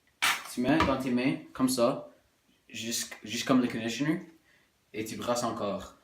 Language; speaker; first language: French; non-native, local second language; English